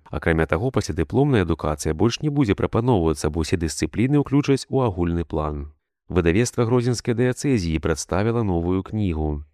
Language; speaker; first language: Belarusian; native; Belarusian